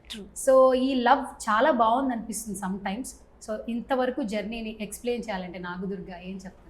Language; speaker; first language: Telugu; native; Telugu